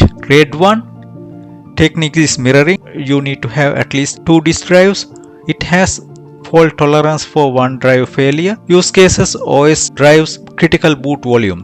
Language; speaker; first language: English; non-native, fluent; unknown